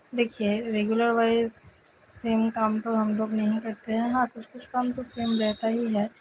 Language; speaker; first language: Hindi; non-native, local second language; Bangla